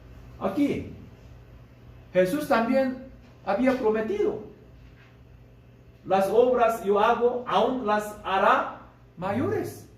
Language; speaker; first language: Spanish; non-native, learner; Korean